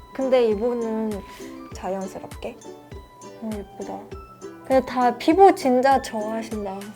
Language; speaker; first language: Korean; non-native, fluent; Thai